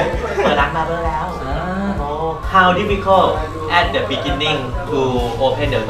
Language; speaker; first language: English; non-native, learner; Thai